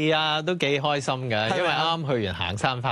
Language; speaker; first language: Cantonese; native; Cantonese